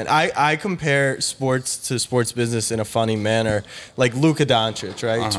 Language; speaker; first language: English; native; English